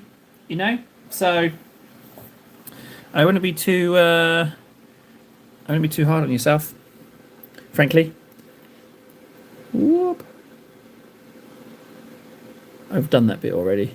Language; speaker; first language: English; native; English